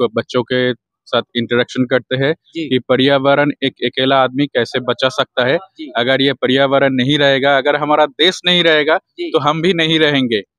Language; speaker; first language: Hindi; non-native, local second language; Bangla